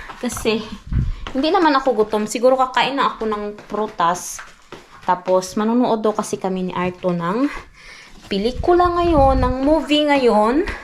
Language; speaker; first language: Filipino; non-native, local second language; Cebuano